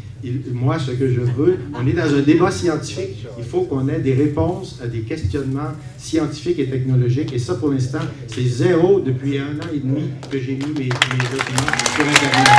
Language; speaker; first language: French; native; French